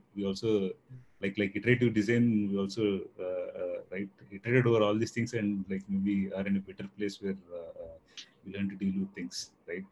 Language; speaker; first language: English; non-native, local second language; Telugu